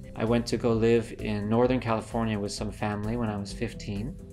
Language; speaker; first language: English; native; English